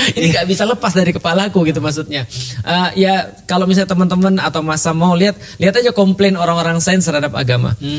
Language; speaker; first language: Indonesian; native; Indonesian